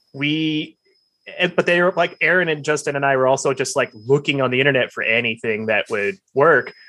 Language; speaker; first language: English; native; English